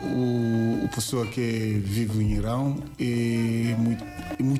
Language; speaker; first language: Portuguese; non-native, learner; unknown